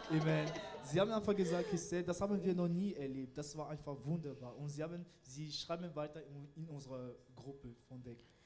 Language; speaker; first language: German; non-native, learner; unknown